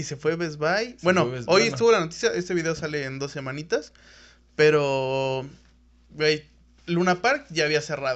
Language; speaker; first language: Spanish; native; Spanish